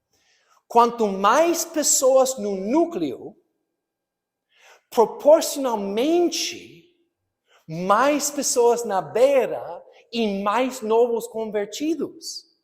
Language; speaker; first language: Portuguese; non-native, fluent; English